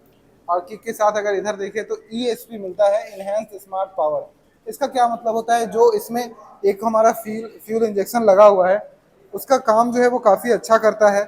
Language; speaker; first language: Hindi; native; Hindi